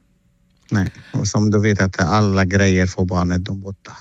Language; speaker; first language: Swedish; non-native, learner; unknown